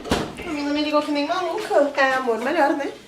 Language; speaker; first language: Portuguese; native; Portuguese